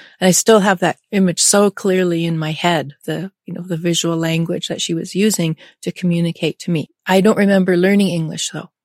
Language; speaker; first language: English; early bilingual, other home language; German